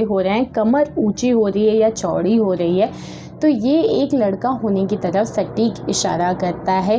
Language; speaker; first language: Hindi; native; Hindi